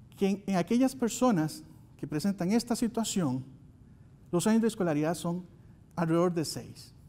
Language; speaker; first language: Spanish; native; Spanish